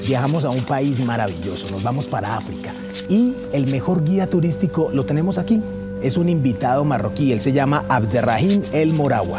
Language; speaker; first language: Spanish; native; Spanish